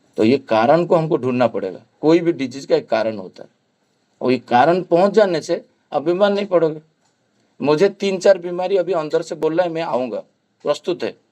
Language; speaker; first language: Hindi; non-native, local second language; Bangla